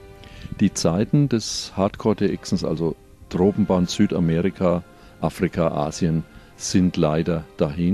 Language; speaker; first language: German; native; German